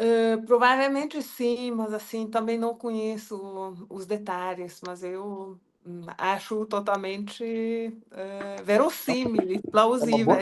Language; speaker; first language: Portuguese; non-native, fluent; Hungarian